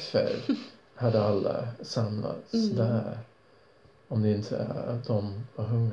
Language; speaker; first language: Swedish; non-native, fluent; English